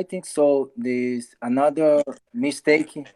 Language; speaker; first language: English; non-native, learner; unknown